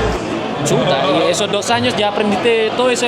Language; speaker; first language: Spanish; non-native, fluent; Indonesian